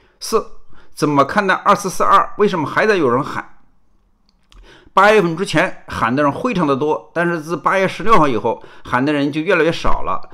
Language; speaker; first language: Chinese; native; Chinese